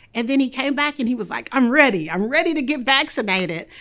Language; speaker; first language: English; native; English